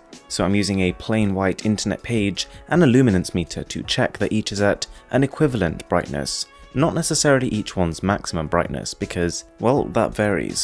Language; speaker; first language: English; native; English